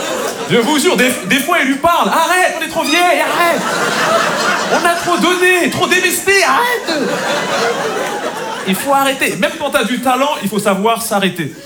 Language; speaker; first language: French; native; French